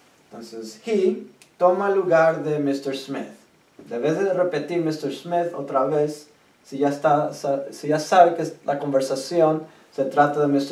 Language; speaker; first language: Spanish; native; Spanish